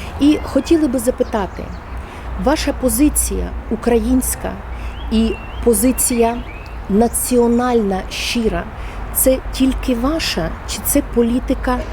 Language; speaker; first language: Ukrainian; native; Ukrainian